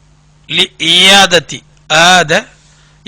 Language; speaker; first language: Arabic; non-native, fluent; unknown